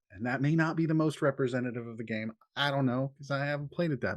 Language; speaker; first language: English; native; English